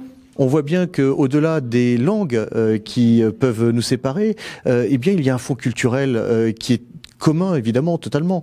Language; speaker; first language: French; native; French